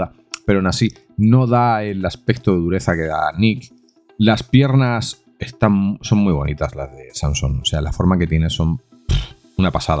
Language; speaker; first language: Spanish; native; Spanish